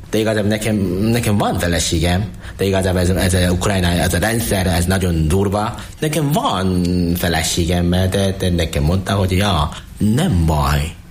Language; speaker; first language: Hungarian; non-native, learner; Korean